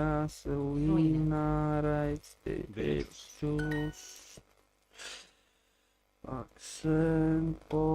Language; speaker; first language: Spanish; non-native, learner; English